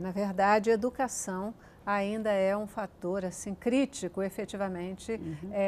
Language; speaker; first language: Portuguese; native; Portuguese